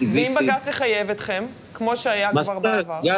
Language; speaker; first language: Hebrew; native; Hebrew